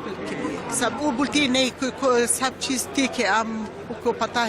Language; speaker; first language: Hindi; non-native, learner; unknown